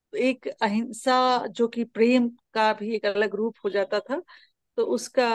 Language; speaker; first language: Hindi; native; Hindi